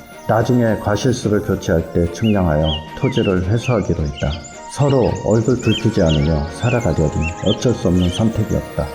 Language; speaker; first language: Korean; native; Korean